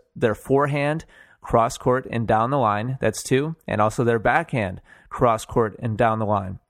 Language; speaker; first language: English; native; English